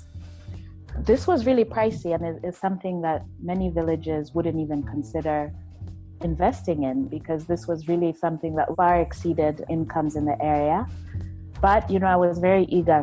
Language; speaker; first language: English; non-native, local second language; Luo (Kenya and Tanzania)